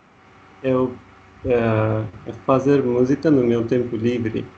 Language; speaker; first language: Portuguese; non-native, learner; Russian